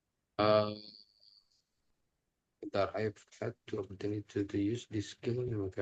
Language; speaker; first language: English; non-native, learner; Indonesian